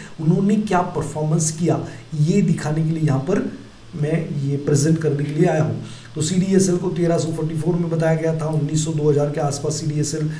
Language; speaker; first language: Hindi; non-native, local second language; Marathi